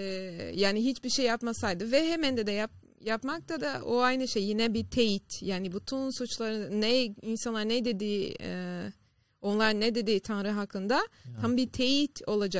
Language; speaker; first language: Turkish; non-native, fluent; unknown